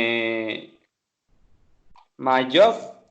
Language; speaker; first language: English; non-native, learner; Spanish